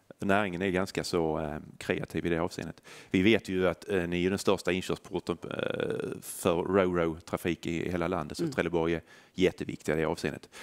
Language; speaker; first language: Swedish; native; Swedish